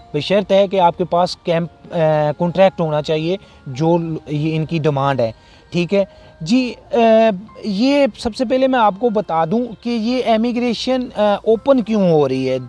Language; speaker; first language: Urdu; non-native, local second language; Punjabi